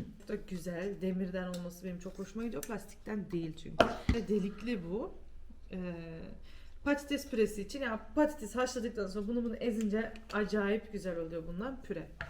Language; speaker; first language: Turkish; early bilingual, heritage; Turkish